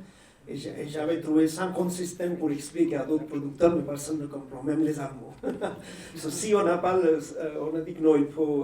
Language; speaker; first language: French; non-native, fluent; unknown